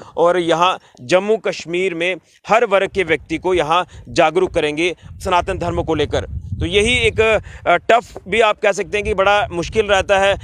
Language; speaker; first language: Hindi; non-native, local second language; Dogri